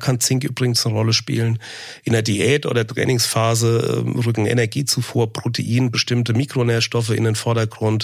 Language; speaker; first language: German; native; German